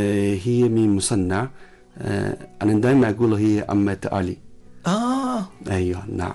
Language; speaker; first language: Arabic; non-native, learner; Chinese